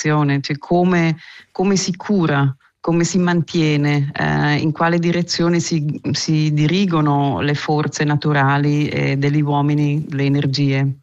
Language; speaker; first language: Italian; non-native, local second language; German